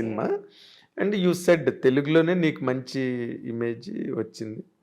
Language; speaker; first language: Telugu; native; Telugu